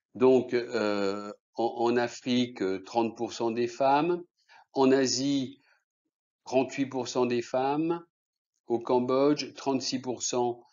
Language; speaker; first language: French; native; French